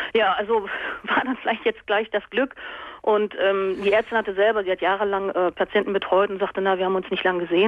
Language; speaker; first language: German; native; German